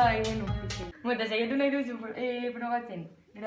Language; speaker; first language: Basque; non-native, local second language; Spanish